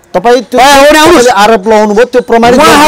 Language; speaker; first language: Nepali; native; Nepali